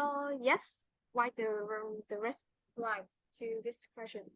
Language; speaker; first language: English; non-native, fluent; Vietnamese